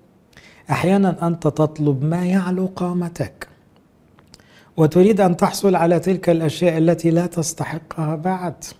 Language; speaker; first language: Arabic; native; Arabic